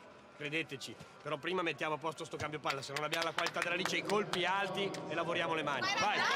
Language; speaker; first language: Italian; native; Italian